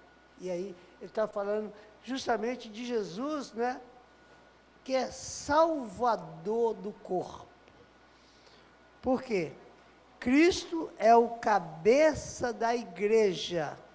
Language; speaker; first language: Portuguese; native; Portuguese